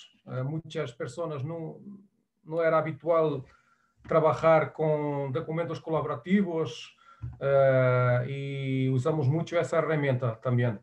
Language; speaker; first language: Spanish; non-native, fluent; Portuguese